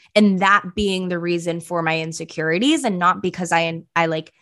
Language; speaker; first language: English; early bilingual, other home language; Punjabi